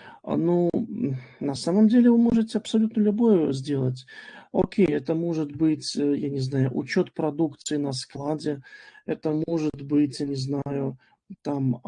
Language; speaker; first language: Russian; native; Russian